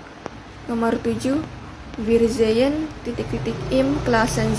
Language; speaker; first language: German; non-native, learner; Indonesian